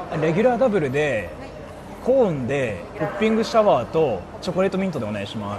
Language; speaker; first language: Japanese; native; Japanese